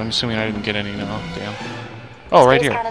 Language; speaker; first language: English; native; English